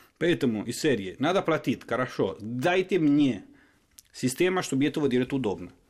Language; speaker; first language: Russian; non-native, fluent; Italian